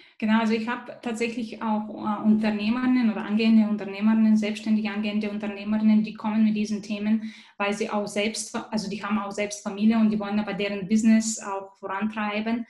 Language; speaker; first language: German; non-native, fluent; Bulgarian